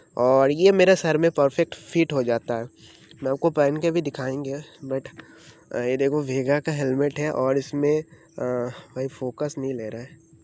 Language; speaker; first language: Hindi; non-native, local second language; Bangla